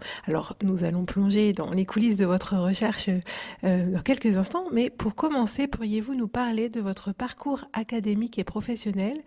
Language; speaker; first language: French; native; French